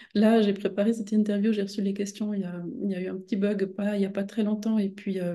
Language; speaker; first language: French; native; French